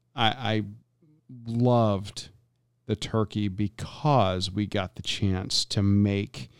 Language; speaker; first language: English; native; English